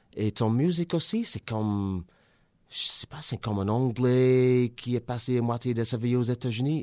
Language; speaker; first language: French; non-native, fluent; English